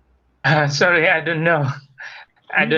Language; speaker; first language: English; non-native, learner; Vietnamese